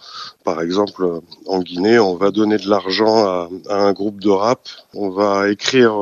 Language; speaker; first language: French; native; French